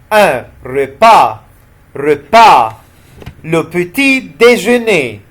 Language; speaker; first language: French; non-native, fluent; Arabic